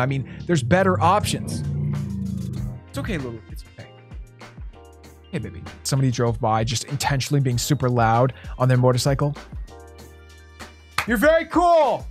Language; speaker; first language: English; native; English